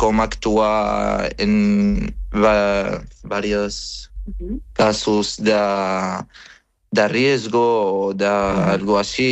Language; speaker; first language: Catalan; non-native, fluent; Arabic